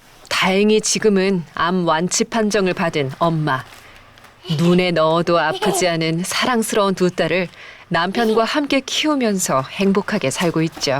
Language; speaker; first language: Korean; native; Korean